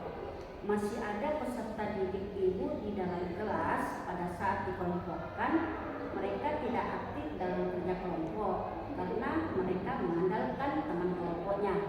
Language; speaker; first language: Indonesian; native; Indonesian